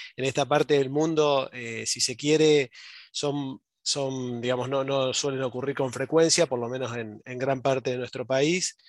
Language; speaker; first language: Spanish; native; Spanish